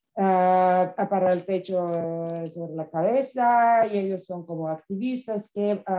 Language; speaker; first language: Spanish; non-native, fluent; Serbian